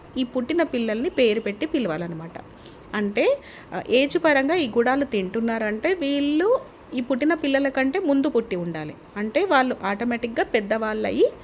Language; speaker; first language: Telugu; non-native, local second language; Lambadi